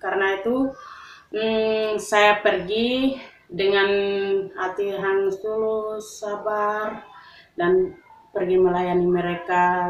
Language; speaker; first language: Indonesian; non-native, local second language; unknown